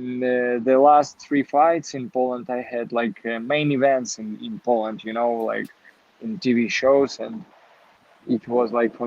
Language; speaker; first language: English; non-native, learner; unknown